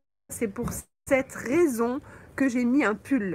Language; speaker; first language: French; native; French